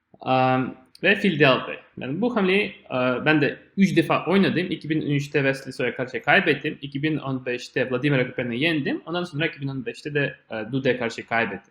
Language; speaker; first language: Turkish; non-native, fluent; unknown